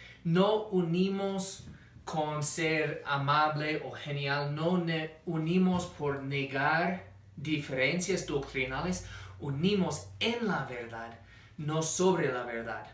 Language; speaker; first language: Spanish; non-native, fluent; English